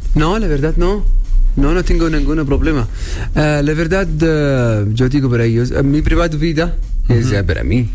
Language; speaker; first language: Spanish; non-native, learner; Arabic